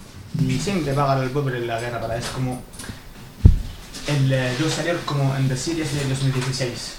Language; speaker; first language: Spanish; non-native, learner; Arabic